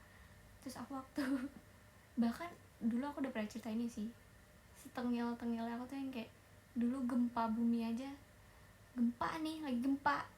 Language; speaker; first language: Indonesian; native; Indonesian